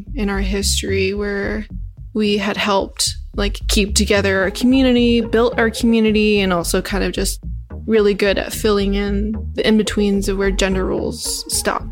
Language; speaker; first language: English; native; English